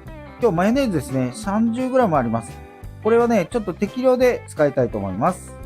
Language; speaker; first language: Japanese; native; Japanese